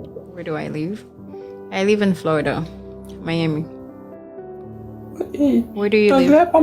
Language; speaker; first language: English; non-native, learner; Haitian Creole